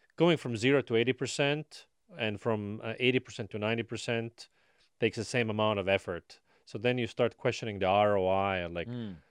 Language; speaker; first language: English; non-native, fluent; Estonian